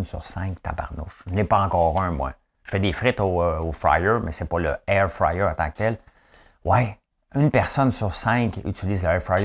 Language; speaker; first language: French; native; French